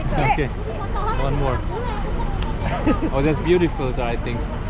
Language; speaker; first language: English; non-native, fluent; German